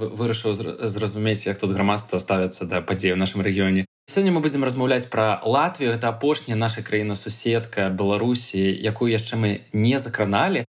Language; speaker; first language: Belarusian; native; Belarusian